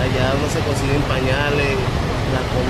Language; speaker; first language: Spanish; native; Spanish